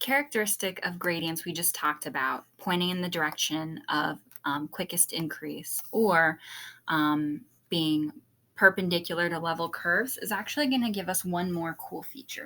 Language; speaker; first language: English; native; English